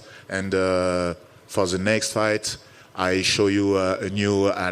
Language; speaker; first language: English; non-native, learner; French